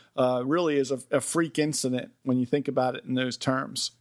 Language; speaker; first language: English; native; English